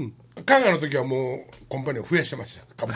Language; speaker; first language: Japanese; native; Japanese